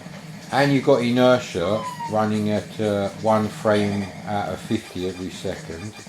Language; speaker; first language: English; native; English